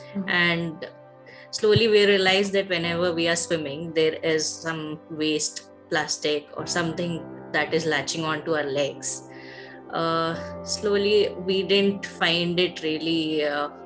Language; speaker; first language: English; non-native, local second language; Hindi